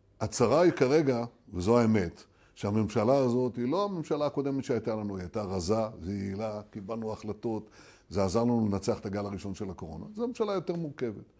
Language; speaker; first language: Hebrew; native; Hebrew